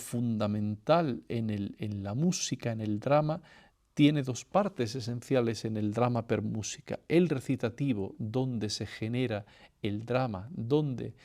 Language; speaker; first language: Spanish; native; Spanish